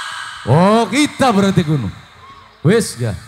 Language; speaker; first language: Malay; non-native, local second language; Javanese